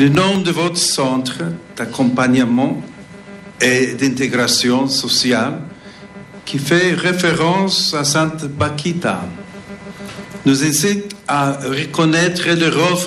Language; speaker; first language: French; non-native, fluent; English